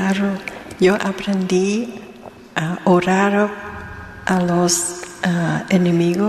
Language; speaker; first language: Spanish; non-native, learner; Vietnamese